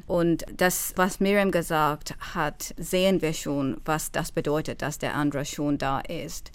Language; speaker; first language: German; non-native, fluent; English